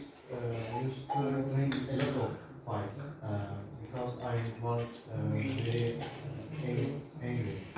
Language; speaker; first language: English; non-native, learner; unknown